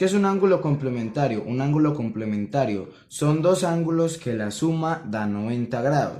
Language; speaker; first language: Spanish; native; Spanish